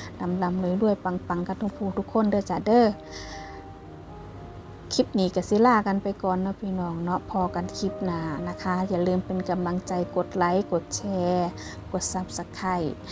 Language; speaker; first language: Thai; non-native, local second language; Northeastern Thai